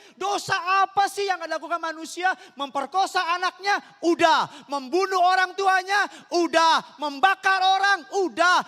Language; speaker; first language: Indonesian; native; Indonesian